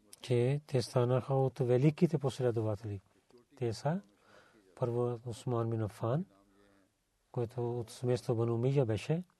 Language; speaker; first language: Bulgarian; non-native, learner; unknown